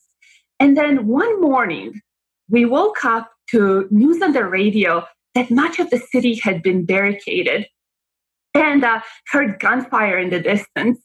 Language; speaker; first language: English; non-native, fluent; Bosnian